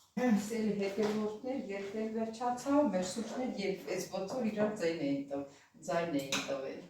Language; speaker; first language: Armenian; native; Armenian